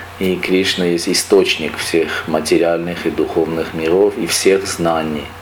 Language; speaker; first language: Russian; non-native, local second language; Armenian